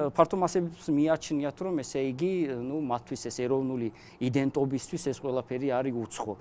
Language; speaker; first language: Georgian; non-native, local second language; Azerbaijani